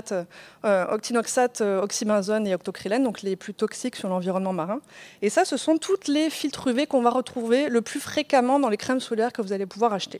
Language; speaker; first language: French; native; French